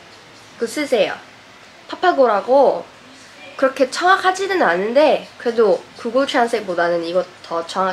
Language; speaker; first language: Korean; non-native, fluent; English